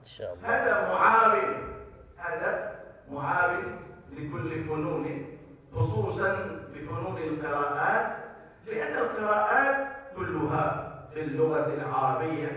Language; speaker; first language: Arabic; non-native, fluent; Urdu